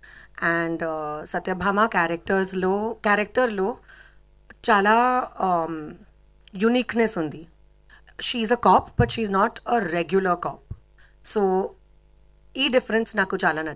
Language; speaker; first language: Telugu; non-native, fluent; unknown